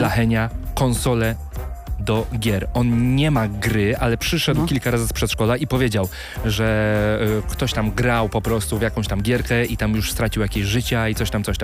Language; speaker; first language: Polish; native; Polish